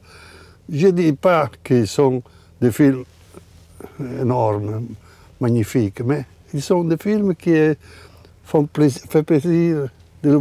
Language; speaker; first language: French; non-native, fluent; Italian